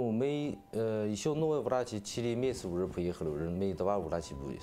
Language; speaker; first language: Russian; non-native, learner; Chinese